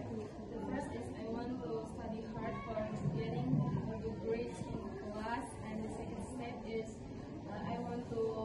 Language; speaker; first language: English; non-native, learner; Indonesian